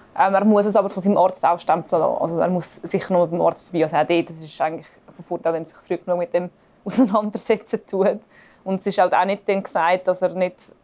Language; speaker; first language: German; native; German